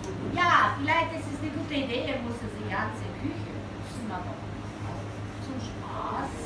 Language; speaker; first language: German; non-native, fluent; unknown